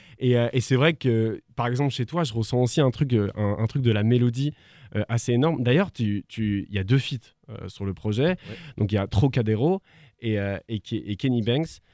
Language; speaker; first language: French; native; French